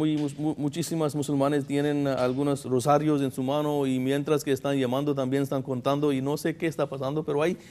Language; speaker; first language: Spanish; non-native, fluent; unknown